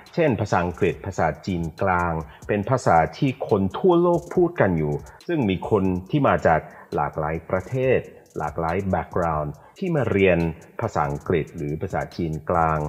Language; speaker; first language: Thai; non-native, fluent; English